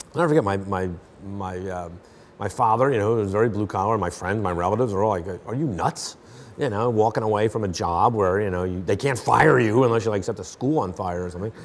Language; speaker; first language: English; native; English